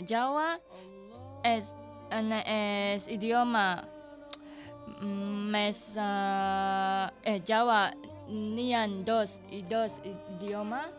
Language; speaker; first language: Catalan; non-native, learner; Indonesian